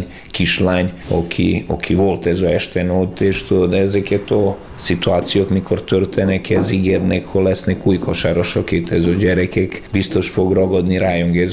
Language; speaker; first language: Hungarian; non-native, learner; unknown